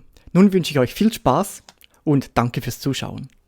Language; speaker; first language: German; native; German